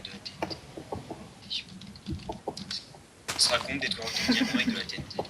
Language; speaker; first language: French; native; French